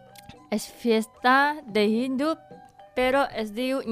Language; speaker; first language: Catalan; non-native, learner; Indonesian